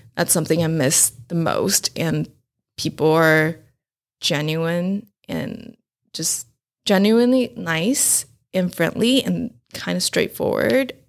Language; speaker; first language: English; non-native, fluent; Chinese